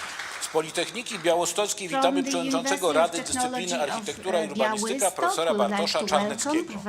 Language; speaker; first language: Polish; native; Polish